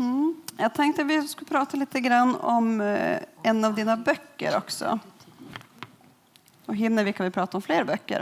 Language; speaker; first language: Swedish; native; Swedish